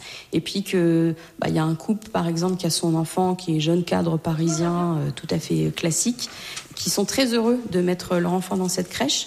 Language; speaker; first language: French; native; French